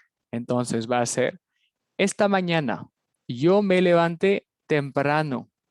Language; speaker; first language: Spanish; non-native, fluent; French